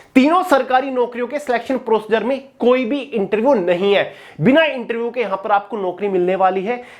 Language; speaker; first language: Hindi; native; Hindi